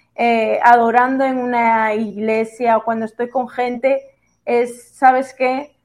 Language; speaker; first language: Spanish; native; Spanish